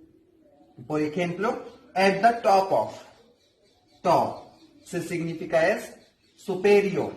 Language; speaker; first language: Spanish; non-native, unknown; Hindi